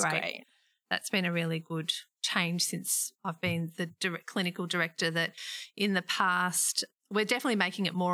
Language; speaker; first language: English; native; English